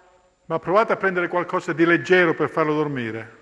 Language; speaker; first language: Italian; native; Italian